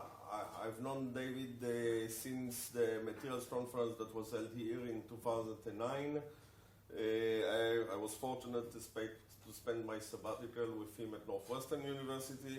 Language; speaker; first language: English; non-native, fluent; Hebrew